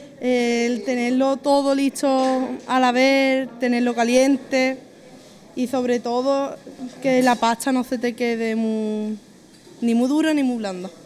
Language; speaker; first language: Spanish; native; Spanish